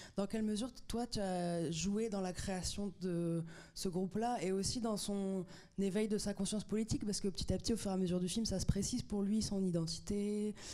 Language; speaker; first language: French; native; French